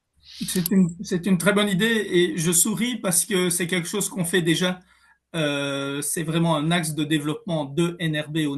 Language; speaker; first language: French; native; French